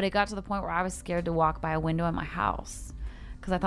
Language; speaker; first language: English; native; English